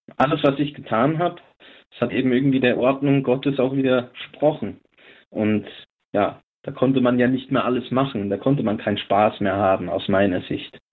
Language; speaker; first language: German; native; German